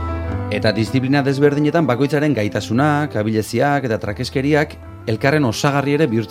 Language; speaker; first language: Basque; native; Basque